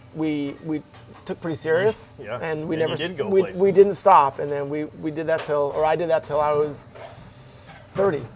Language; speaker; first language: English; native; English